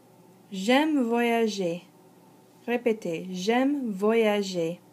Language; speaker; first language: French; non-native, fluent; English